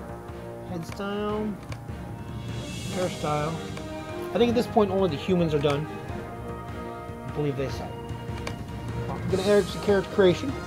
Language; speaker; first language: English; native; English